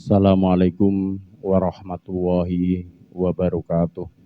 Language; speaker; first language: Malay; non-native, local second language; Javanese